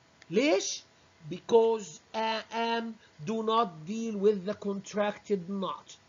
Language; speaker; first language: English; non-native, fluent; Arabic